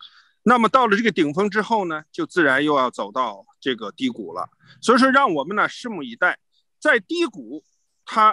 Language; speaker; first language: Chinese; native; Chinese